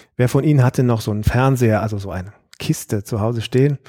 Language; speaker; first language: German; native; German